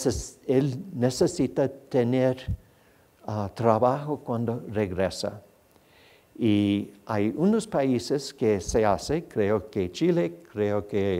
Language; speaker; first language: Spanish; non-native, fluent; English